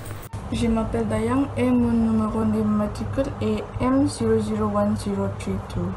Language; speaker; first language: French; non-native, learner; Malay